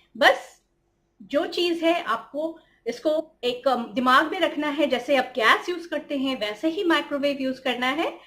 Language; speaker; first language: Hindi; non-native, local second language; Bangla